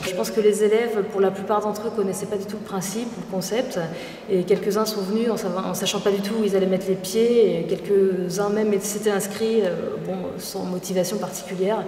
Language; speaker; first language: French; native; French